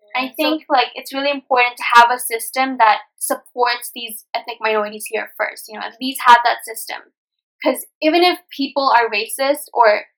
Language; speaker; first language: English; non-native, local second language; Nepali